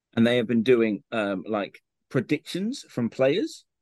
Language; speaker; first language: English; native; English